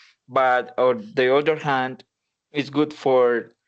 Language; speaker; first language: English; non-native, learner; Spanish